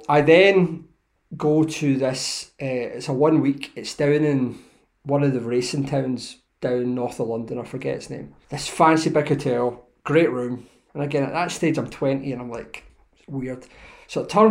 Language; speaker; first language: English; native; English